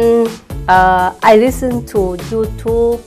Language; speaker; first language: English; non-native, learner; Thai